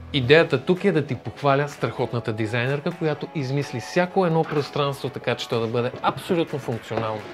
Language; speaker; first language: Bulgarian; native; Bulgarian